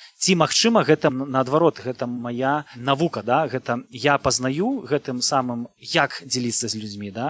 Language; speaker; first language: Belarusian; native; Belarusian